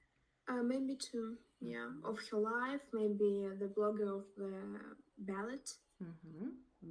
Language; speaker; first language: English; non-native, learner; Russian